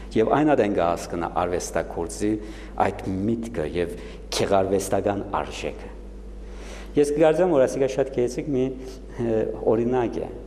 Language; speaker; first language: Armenian; native; Armenian